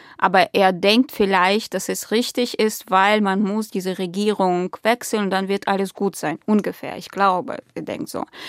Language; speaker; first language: German; non-native, fluent; Russian